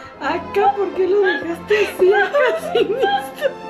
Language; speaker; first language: Spanish; native; Spanish